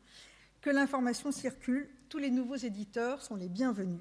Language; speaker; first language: French; native; French